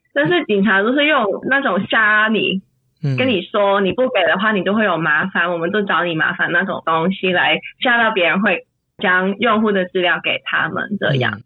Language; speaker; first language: Chinese; non-native, fluent; Cantonese